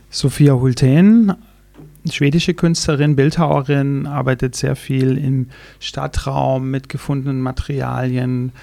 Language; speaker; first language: German; native; German